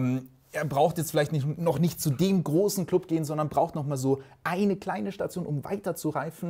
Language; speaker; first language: German; native; German